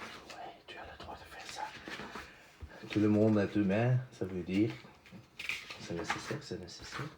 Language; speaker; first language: French; non-native, fluent; Dutch